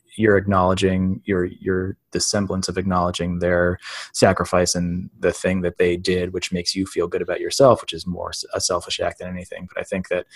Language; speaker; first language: English; native; English